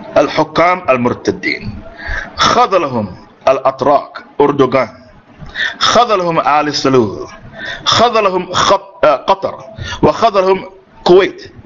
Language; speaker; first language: Arabic; non-native, fluent; English